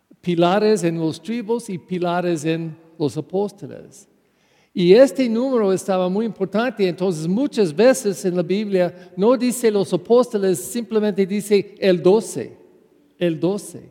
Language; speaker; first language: Spanish; non-native, fluent; English